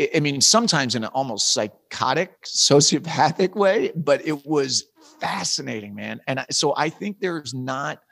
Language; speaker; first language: English; native; English